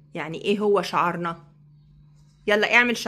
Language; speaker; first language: Arabic; native; Arabic